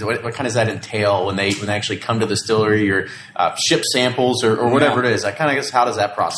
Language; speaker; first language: English; native; English